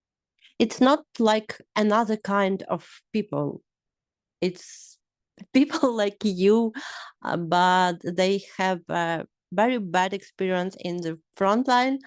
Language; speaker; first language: English; non-native, learner; Ukrainian